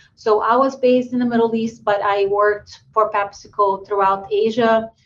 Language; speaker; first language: English; non-native, fluent; Portuguese